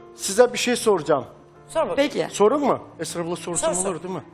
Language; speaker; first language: Turkish; non-native, learner; Turkmen